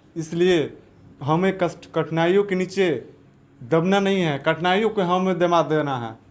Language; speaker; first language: Hindi; native; Hindi